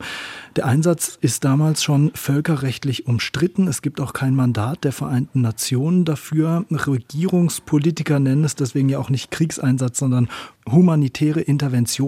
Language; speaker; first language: German; native; German